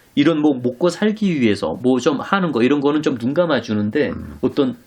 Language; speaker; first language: Korean; native; Korean